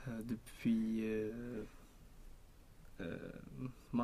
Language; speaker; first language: French; non-native, learner; Swedish